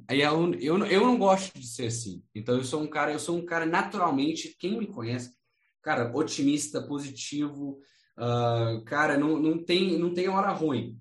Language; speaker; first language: Portuguese; non-native, fluent; English